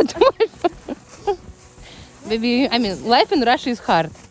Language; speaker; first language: English; non-native, learner; Russian